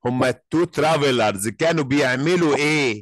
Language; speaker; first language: Arabic; native; Arabic